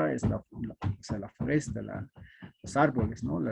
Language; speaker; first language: Spanish; native; Spanish